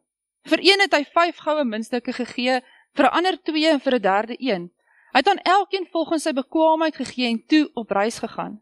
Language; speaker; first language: Afrikaans; native; Afrikaans